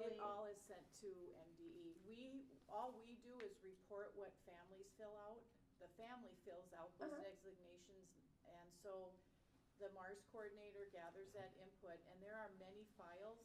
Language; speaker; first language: English; native; English